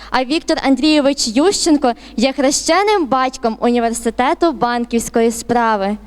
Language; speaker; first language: Ukrainian; native; Ukrainian